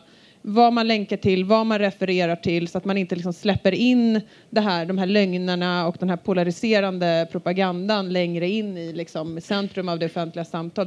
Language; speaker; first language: Swedish; native; Swedish